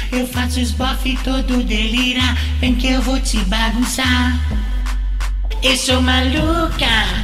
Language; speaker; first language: Portuguese; native; Portuguese